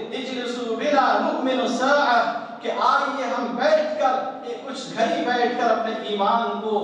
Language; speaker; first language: Urdu; native; Urdu